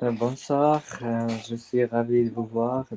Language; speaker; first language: French; non-native, learner; Armenian